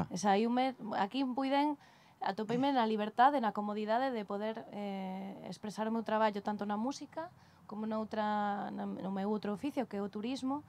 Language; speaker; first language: Spanish; native; Spanish